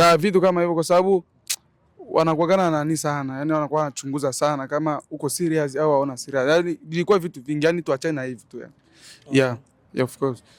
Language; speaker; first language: Swahili; native; Swahili